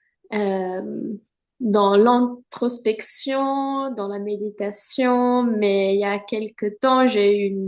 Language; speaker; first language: French; non-native, fluent; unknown